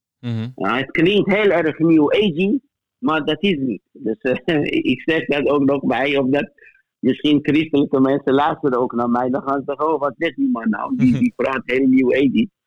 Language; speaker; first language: Dutch; non-native, fluent; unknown